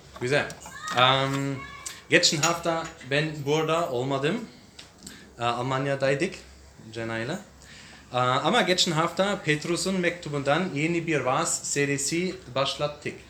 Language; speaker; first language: Turkish; non-native, learner; English